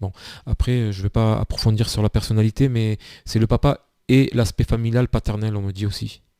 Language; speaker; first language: French; native; French